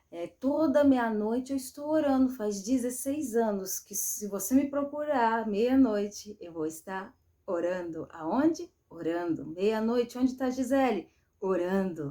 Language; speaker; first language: Portuguese; native; Portuguese